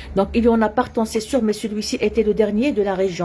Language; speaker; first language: French; non-native, local second language; Arabic